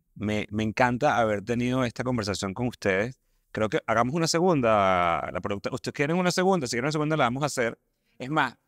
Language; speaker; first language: Spanish; native; Spanish